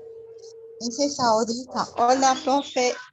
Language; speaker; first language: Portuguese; non-native, learner; Spanish